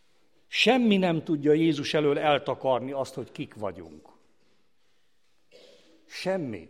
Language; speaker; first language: Hungarian; native; Hungarian